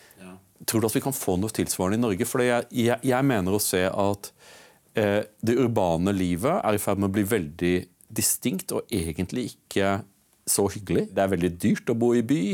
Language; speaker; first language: Norwegian; native; Norwegian